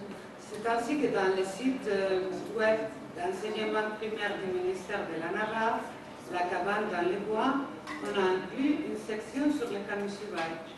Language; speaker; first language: French; non-native, fluent; Spanish